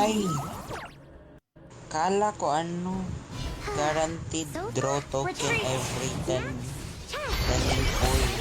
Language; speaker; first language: Filipino; native; Filipino